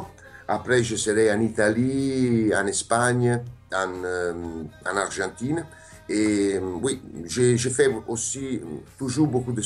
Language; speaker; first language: French; non-native, fluent; Italian